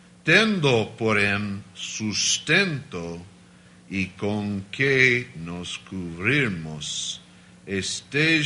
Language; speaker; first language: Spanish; non-native, learner; Portuguese